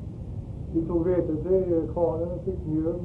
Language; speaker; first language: Swedish; early bilingual, heritage; Swedish